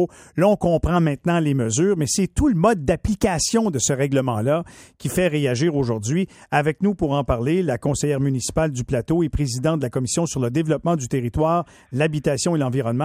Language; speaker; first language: French; native; French